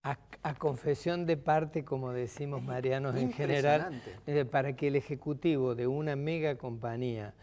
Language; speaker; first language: Spanish; native; Spanish